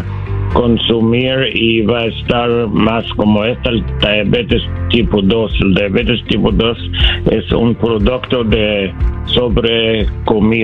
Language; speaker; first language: Spanish; non-native, learner; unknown